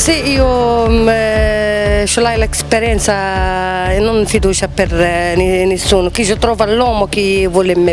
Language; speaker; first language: Italian; non-native, learner; Arabic